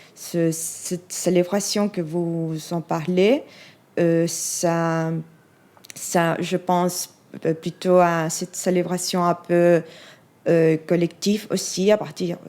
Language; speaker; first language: French; non-native, fluent; Spanish